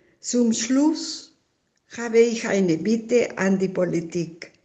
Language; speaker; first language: German; non-native, fluent; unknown